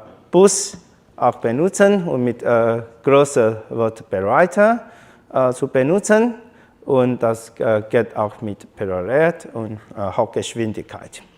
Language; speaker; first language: German; non-native, learner; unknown